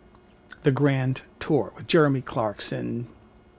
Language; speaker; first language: English; native; English